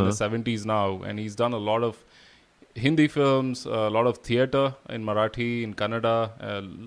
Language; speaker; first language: English; non-native, local second language; Kannada